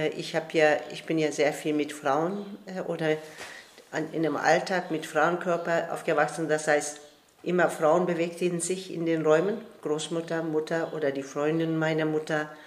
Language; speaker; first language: German; non-native, fluent; Turkish